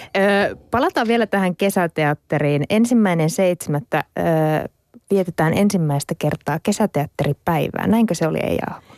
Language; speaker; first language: Finnish; native; Finnish